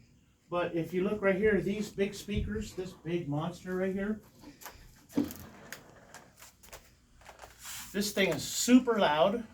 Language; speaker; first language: English; native; English